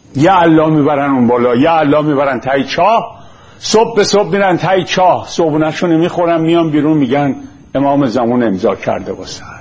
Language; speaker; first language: Persian; native; Persian